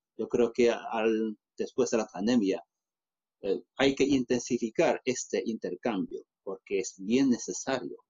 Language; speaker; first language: Spanish; non-native, fluent; Chinese